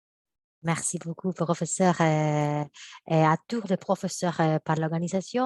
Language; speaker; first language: French; non-native, fluent; Spanish